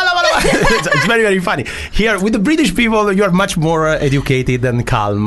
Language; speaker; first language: English; non-native, fluent; Italian